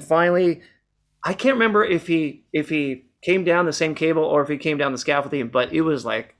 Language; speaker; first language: English; native; English